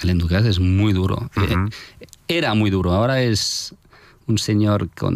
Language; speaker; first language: Spanish; non-native, fluent; French